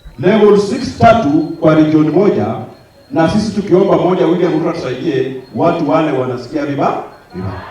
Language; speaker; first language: Swahili; non-native, local second language; Luyia